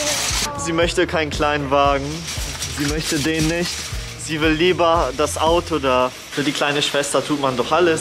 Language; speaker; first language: German; native; German